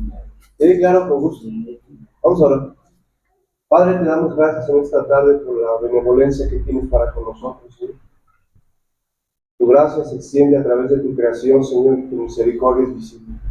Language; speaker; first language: Spanish; native; Spanish